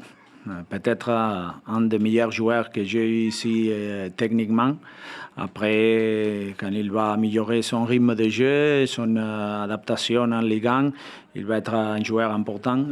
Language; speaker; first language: French; non-native, fluent; Spanish